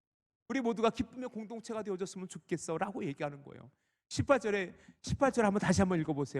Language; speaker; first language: Korean; native; Korean